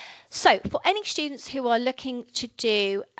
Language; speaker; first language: English; native; English